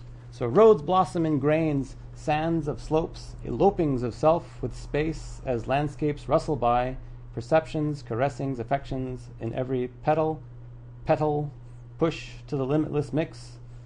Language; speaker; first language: English; native; English